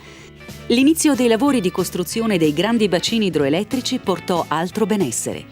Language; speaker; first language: Italian; native; Italian